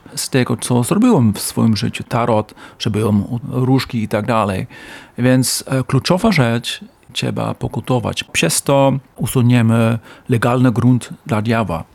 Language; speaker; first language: Polish; non-native, learner; Dutch